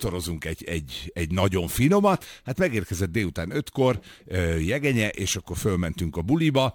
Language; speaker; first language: Hungarian; native; Hungarian